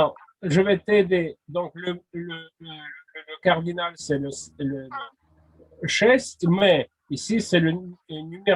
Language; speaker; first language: French; non-native, fluent; Russian